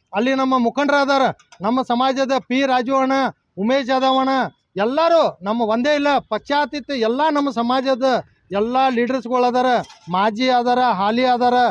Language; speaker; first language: Kannada; non-native, local second language; Lambadi